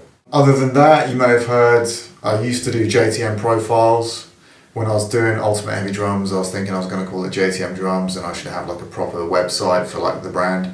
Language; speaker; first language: English; native; English